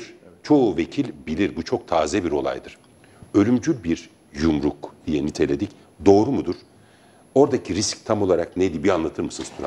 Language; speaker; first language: Turkish; native; Turkish